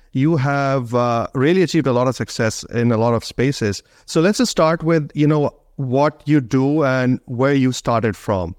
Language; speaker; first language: English; non-native, local second language; Hindi